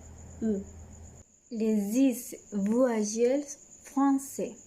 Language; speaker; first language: French; non-native, learner; Spanish